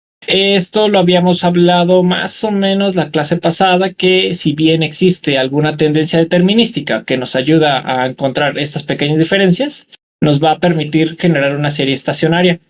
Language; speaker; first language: Spanish; native; Spanish